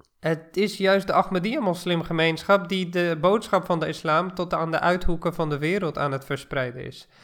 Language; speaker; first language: Dutch; non-native, fluent; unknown